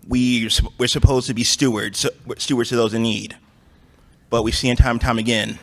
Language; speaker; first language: English; native; English